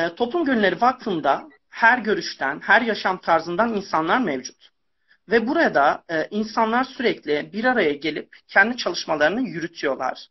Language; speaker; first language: Turkish; native; Turkish